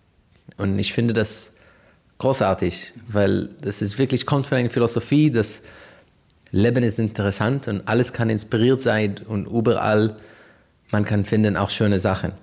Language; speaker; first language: German; non-native, learner; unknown